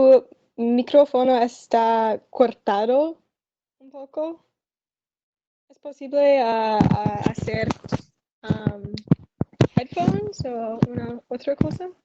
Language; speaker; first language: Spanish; non-native, learner; English